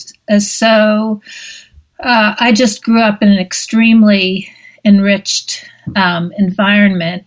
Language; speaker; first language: English; native; English